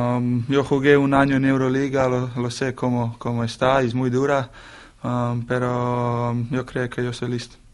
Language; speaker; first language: Spanish; non-native, learner; Slovenian